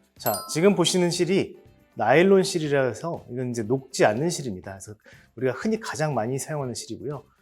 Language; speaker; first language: Korean; native; Korean